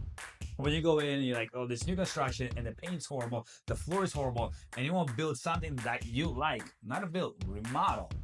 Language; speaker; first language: English; non-native, fluent; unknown